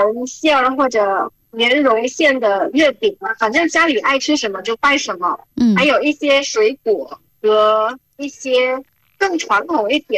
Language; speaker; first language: Chinese; non-native, fluent; Khmer